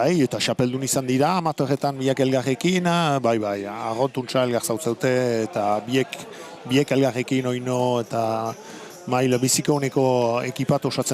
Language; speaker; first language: Basque; native; Basque